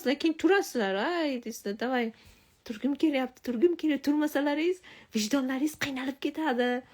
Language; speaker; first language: Uzbek; non-native, local second language; Tajik